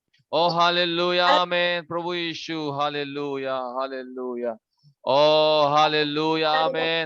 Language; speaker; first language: Hindi; non-native, local second language; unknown